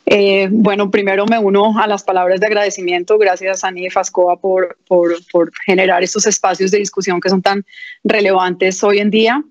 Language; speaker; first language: Spanish; native; Spanish